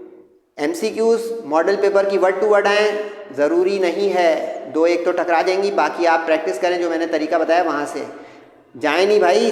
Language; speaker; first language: Urdu; native; Urdu